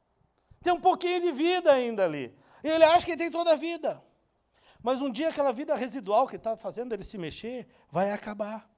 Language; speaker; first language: Portuguese; native; Portuguese